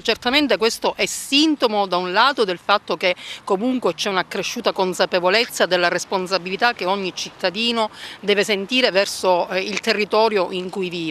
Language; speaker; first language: Italian; native; Italian